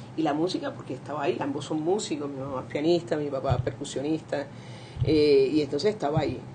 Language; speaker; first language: Spanish; native; Spanish